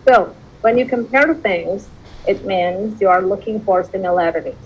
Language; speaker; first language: English; non-native, fluent; Indonesian